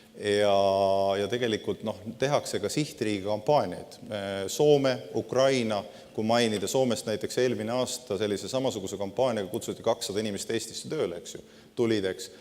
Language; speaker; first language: Estonian; native; Estonian